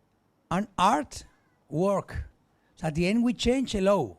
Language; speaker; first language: English; non-native, learner; Spanish